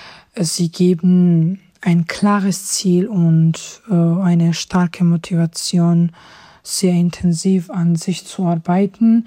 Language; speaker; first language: German; non-native, fluent; Georgian